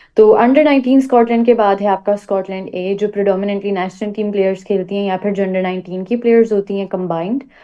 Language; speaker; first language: Urdu; native; Urdu